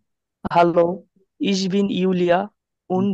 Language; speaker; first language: German; non-native, learner; Bangla